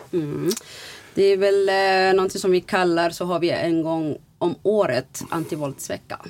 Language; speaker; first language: Swedish; non-native, fluent; Somali